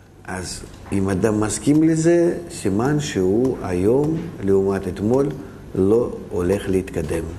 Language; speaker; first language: Hebrew; non-native, fluent; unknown